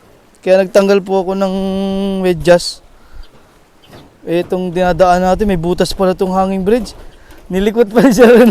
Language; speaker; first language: Filipino; native; Filipino